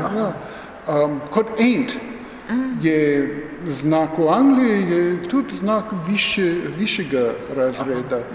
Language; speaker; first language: Slovenian; non-native, fluent; English